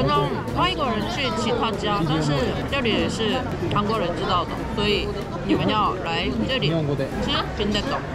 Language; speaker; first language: Chinese; non-native, fluent; Korean